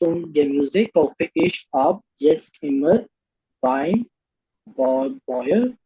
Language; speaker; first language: German; non-native, learner; Hindi